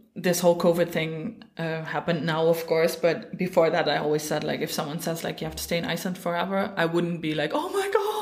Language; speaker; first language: English; non-native, fluent; Dutch